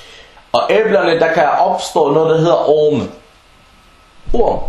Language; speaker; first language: Danish; non-native, local second language; Arabic